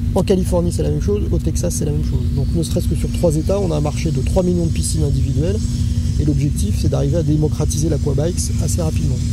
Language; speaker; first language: French; native; French